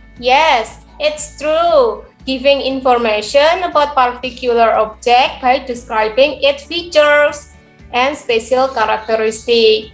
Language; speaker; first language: English; non-native, learner; Indonesian